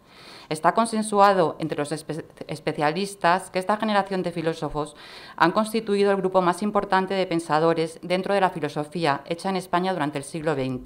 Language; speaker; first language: Spanish; native; Spanish